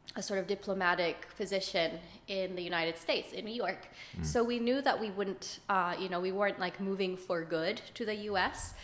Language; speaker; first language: English; early bilingual, other home language; Hebrew